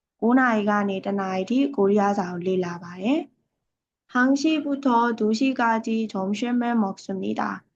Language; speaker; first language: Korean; non-native, fluent; Burmese